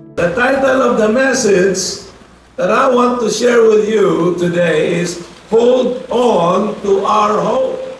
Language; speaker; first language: English; non-native, local second language; Filipino